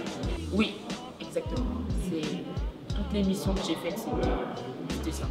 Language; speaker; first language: French; native; French